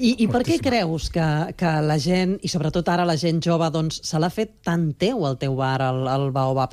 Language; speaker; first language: Catalan; native; Catalan